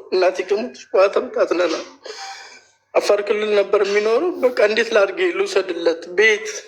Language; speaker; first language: Amharic; native; Amharic